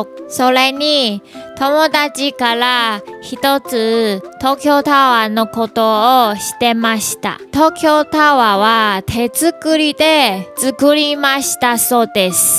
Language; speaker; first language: Japanese; non-native, learner; Chinese